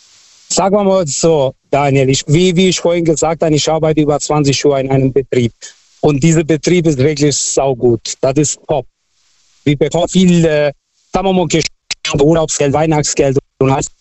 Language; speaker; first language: German; non-native, fluent; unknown